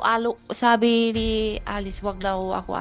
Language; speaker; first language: Filipino; non-native, learner; Chinese